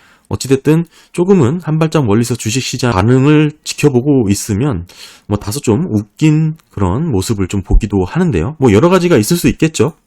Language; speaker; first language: Korean; native; Korean